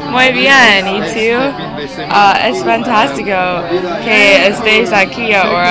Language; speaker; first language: Spanish; non-native, learner; English